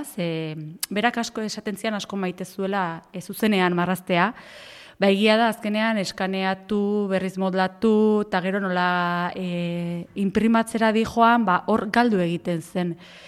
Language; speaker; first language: Basque; native; Basque